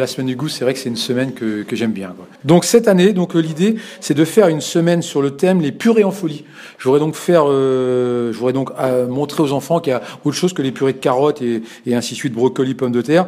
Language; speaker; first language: French; native; French